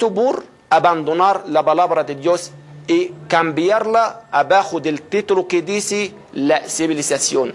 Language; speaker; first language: Spanish; non-native, fluent; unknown